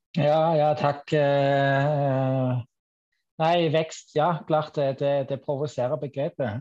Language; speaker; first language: Norwegian; non-native, fluent; German